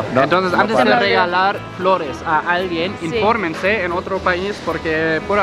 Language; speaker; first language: Spanish; non-native, fluent; German